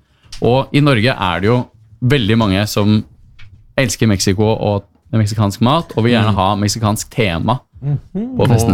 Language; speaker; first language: Norwegian; native; Norwegian